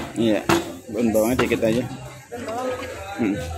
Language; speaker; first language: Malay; non-native, local second language; Javanese